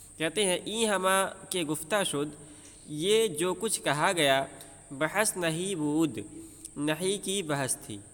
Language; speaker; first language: Urdu; native; Urdu